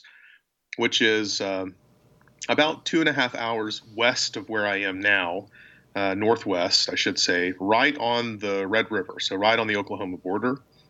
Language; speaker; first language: English; native; English